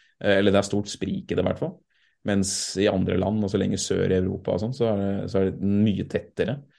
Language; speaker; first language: Norwegian; native; Norwegian